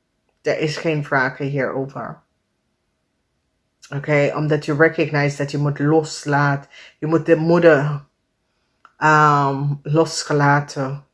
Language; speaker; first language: Dutch; non-native, learner; English